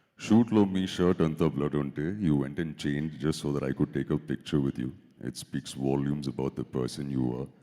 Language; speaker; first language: Telugu; non-native, learner; Tamil